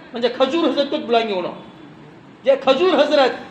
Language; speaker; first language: Hindi; non-native, local second language; Tamil